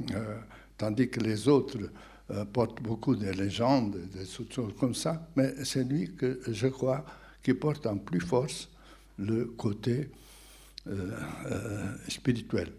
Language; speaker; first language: French; non-native, fluent; Portuguese